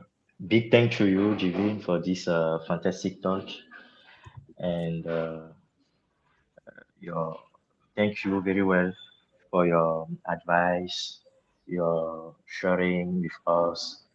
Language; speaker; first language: English; non-native, local second language; French